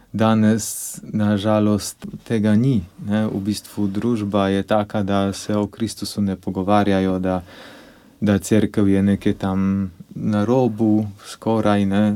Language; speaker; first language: Slovenian; non-native, fluent; Polish